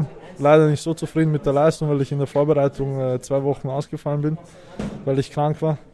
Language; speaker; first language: German; early bilingual, other home language; Serbian